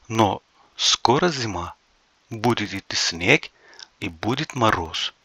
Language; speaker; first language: Russian; non-native, fluent; Turkish